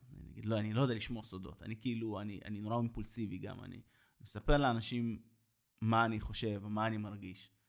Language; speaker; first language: Hebrew; native; Hebrew